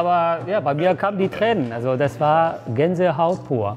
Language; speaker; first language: German; non-native, fluent; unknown